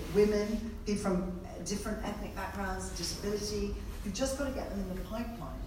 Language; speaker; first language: English; native; English